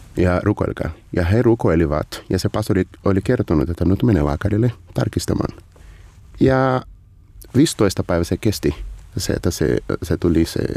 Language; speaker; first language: Finnish; non-native, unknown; Portuguese